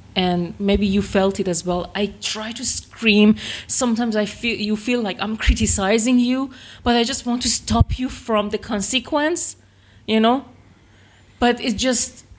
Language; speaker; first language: English; non-native, fluent; Persian